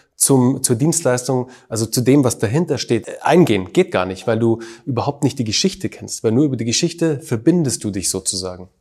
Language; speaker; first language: German; native; German